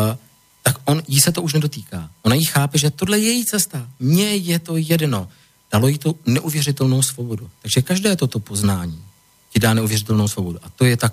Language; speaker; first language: Czech; native; Czech